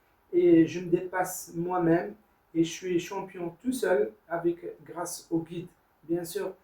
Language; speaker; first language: French; non-native, learner; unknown